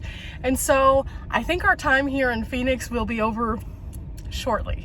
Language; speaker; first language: English; native; English